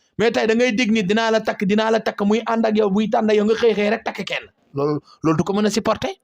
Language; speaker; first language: Wolof; native; Wolof